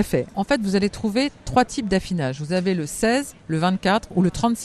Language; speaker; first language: French; native; French